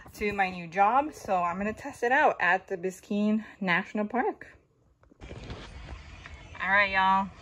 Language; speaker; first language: English; native; English